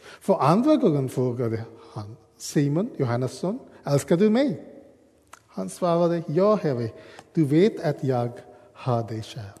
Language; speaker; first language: Swedish; non-native, learner; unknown